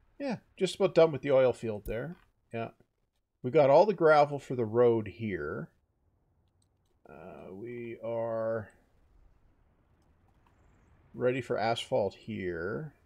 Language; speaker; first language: English; native; English